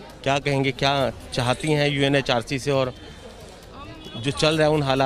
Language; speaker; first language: Hindi; native; Hindi